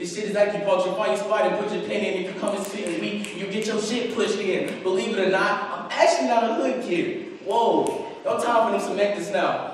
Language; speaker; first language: English; native; English